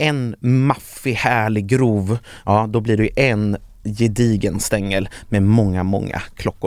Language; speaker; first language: Swedish; native; Swedish